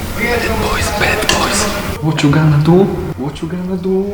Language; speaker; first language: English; non-native, learner; Polish